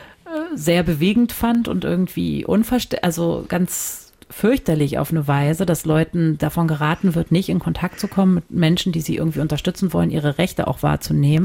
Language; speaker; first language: German; native; German